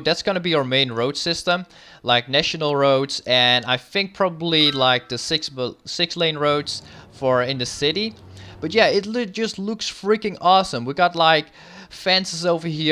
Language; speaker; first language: English; non-native, fluent; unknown